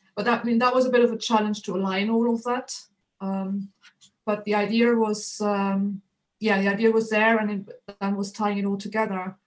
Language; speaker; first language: English; non-native, fluent; German